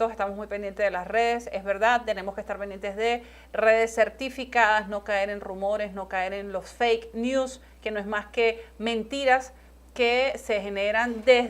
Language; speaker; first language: Spanish; native; Spanish